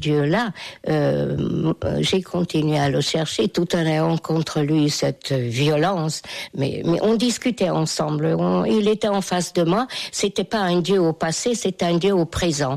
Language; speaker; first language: French; non-native, fluent; Hungarian